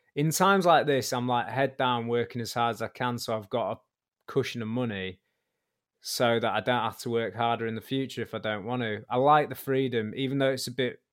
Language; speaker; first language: English; native; English